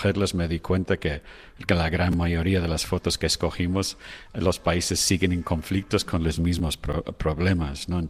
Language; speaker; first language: Spanish; non-native, fluent; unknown